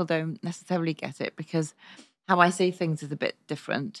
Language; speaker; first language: English; native; English